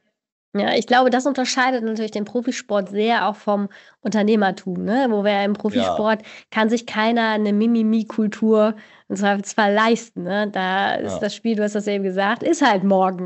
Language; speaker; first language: German; native; German